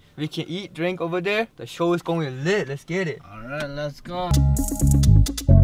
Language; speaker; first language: English; non-native, fluent; Arabic